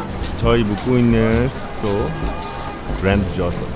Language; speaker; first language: Korean; native; Korean